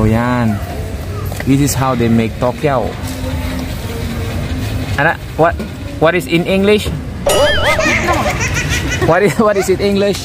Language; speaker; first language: English; non-native, learner; Filipino